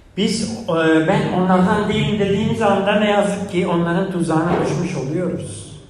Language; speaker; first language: Turkish; non-native, fluent; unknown